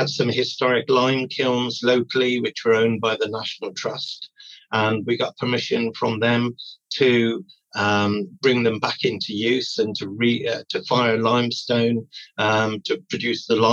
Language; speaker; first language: English; native; English